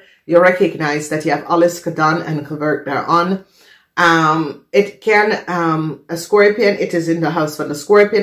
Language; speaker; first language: Dutch; non-native, fluent; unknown